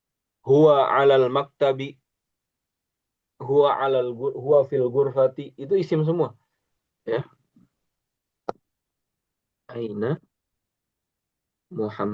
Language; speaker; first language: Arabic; non-native, fluent; Indonesian